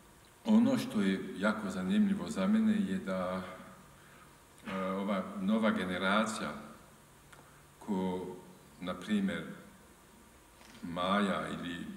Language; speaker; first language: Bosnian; non-native, learner; French